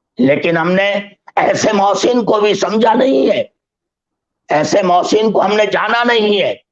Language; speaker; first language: Urdu; native; Urdu